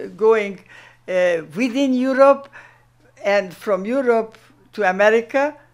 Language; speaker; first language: English; non-native, fluent; German